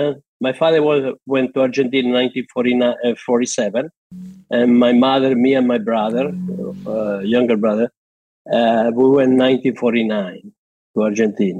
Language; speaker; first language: English; non-native, fluent; Spanish